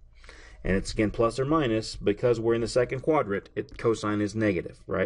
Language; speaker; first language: English; native; English